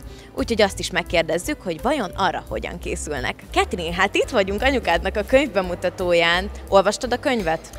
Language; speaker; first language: Hungarian; native; Hungarian